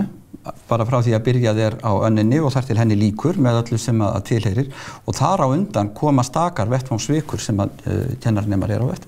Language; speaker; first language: Icelandic; native; Icelandic